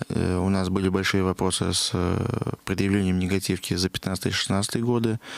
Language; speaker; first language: Russian; native; Russian